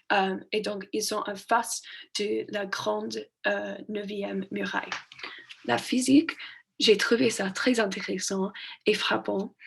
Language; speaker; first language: French; non-native, learner; English